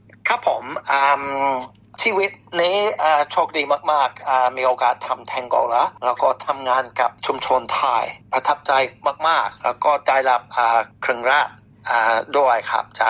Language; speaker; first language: Thai; non-native, fluent; English